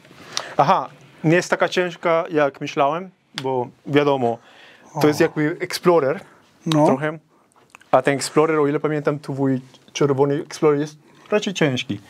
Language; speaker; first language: Polish; non-native, fluent; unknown